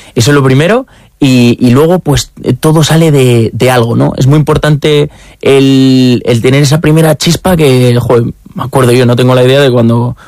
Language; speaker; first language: Spanish; native; Spanish